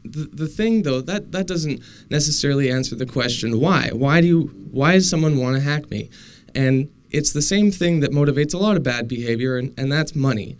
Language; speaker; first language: English; native; English